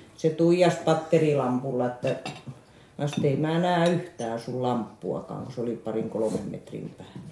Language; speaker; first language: Finnish; native; Finnish